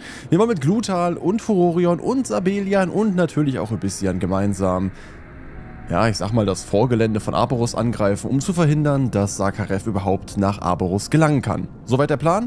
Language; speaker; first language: German; native; German